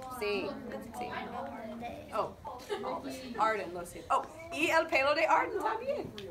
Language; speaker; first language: Spanish; non-native, fluent; English